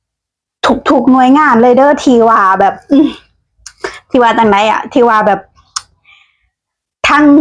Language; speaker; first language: Thai; non-native, local second language; Lao